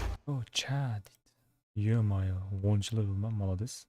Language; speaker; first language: Russian; non-native, learner; Kara-Kalpak